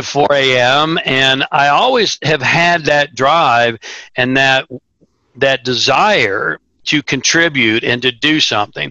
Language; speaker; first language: English; native; English